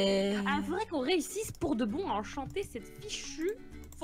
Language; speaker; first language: French; native; French